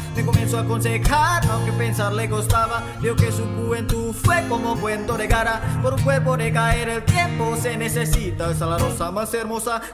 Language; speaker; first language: English; non-native, fluent; Indonesian